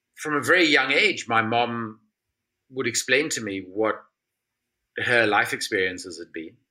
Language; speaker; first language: English; native; English